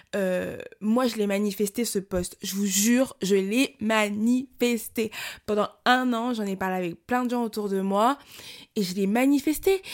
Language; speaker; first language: French; native; French